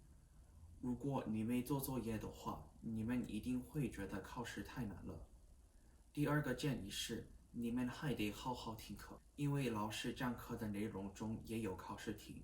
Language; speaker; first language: Chinese; non-native, learner; Korean